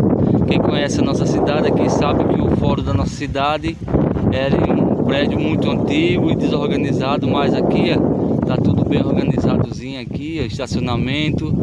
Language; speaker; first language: Portuguese; native; Portuguese